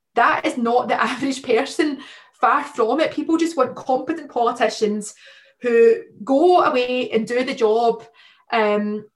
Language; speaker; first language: English; native; English